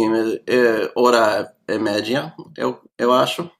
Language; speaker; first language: Portuguese; non-native, learner; English